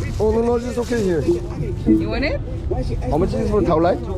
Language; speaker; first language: English; non-native, learner; Korean